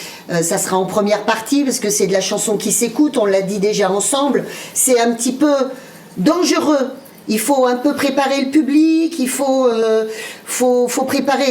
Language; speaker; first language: French; native; French